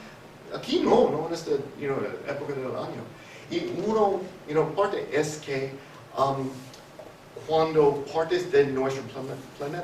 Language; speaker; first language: Spanish; non-native, fluent; English